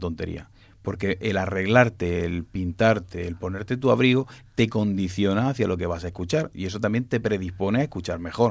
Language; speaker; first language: Spanish; native; Spanish